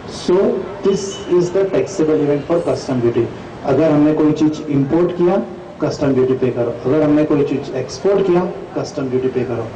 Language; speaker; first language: Hindi; non-native, local second language; Sindhi